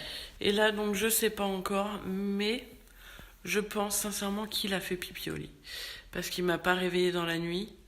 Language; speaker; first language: French; native; French